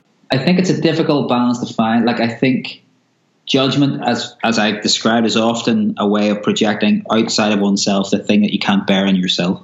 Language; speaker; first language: English; native; English